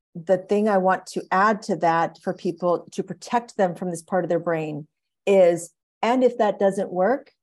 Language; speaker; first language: English; native; English